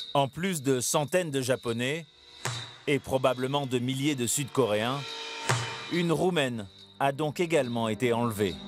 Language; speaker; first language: French; native; French